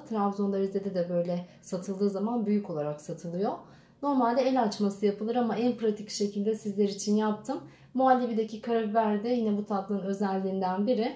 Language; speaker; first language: Turkish; native; Turkish